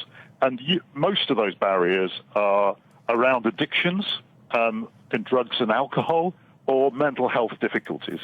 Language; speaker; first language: English; native; English